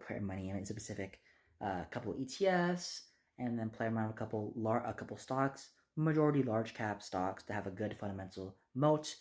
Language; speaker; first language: English; native; English